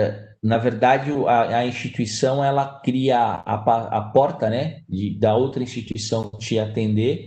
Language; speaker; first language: Portuguese; native; Portuguese